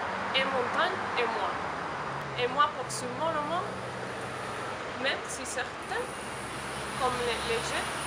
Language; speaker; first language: French; non-native, learner; Spanish